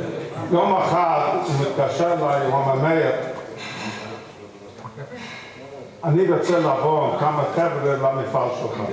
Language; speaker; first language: Hebrew; non-native, fluent; English